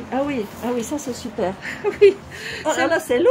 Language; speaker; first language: French; non-native, fluent; Italian